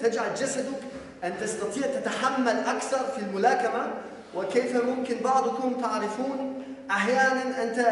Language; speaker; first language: Arabic; non-native, fluent; Polish